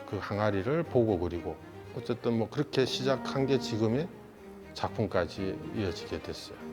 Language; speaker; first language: Korean; native; Korean